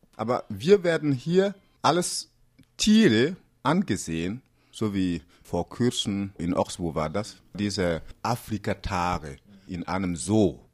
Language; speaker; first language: German; non-native, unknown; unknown